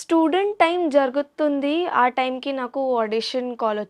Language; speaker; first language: Telugu; non-native, learner; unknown